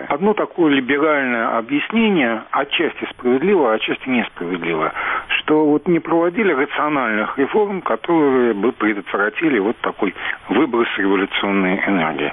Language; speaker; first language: Russian; native; Russian